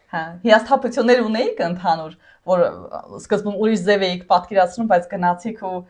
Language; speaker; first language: Armenian; native; Armenian